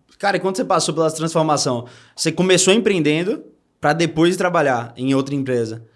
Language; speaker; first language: Portuguese; native; Portuguese